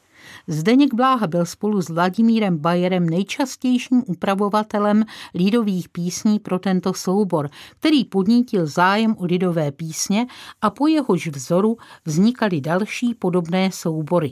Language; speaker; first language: Czech; native; Czech